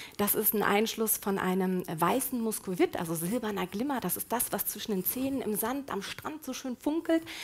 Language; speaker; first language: German; native; German